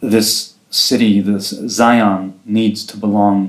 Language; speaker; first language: English; early bilingual, other home language; Hebrew